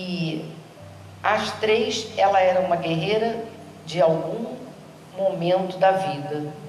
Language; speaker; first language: Portuguese; native; Portuguese